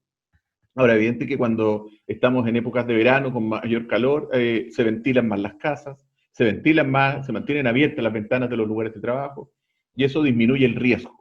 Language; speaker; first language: Spanish; native; Spanish